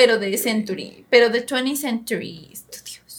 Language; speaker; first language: Spanish; native; Spanish